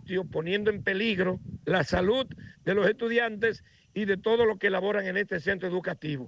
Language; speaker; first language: Spanish; native; Spanish